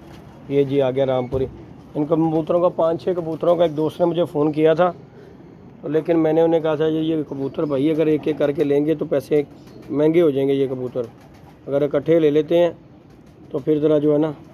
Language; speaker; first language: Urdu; non-native, local second language; Punjabi